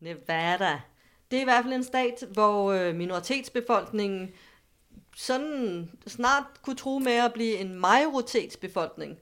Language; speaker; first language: Danish; native; Danish